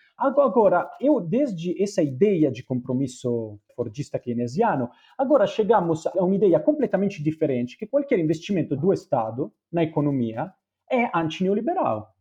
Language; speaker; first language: Portuguese; non-native, fluent; Spanish